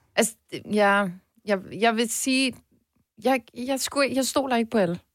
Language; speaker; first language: Danish; native; Danish